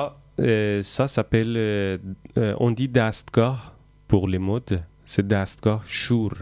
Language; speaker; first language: French; non-native, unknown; Persian